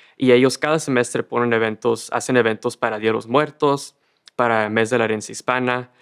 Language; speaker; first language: Spanish; early bilingual, heritage; Spanish